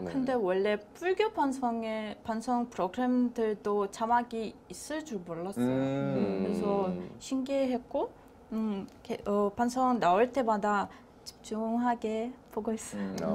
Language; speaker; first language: Korean; non-native, fluent; Russian